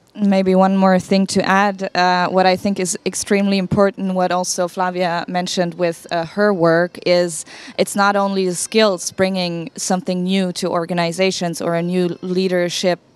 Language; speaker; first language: English; non-native, fluent; German